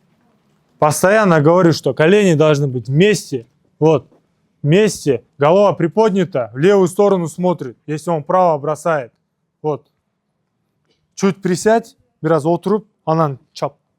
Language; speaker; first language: Russian; non-native, local second language; Kyrgyz